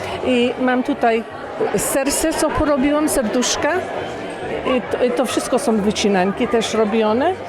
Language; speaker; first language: Polish; early bilingual, heritage; Polish